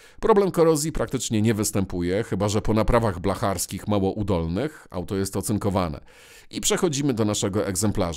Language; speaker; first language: Polish; native; Polish